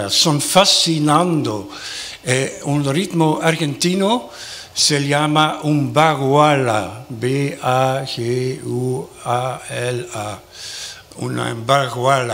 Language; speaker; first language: Spanish; non-native, learner; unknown